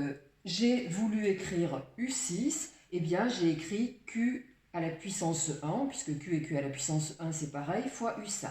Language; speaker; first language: French; native; French